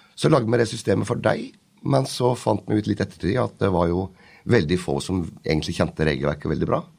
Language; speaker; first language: Norwegian; native; Norwegian